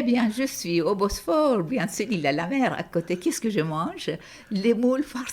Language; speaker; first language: French; non-native, fluent; Turkish